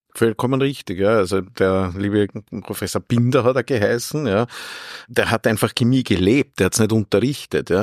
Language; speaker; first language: German; native; German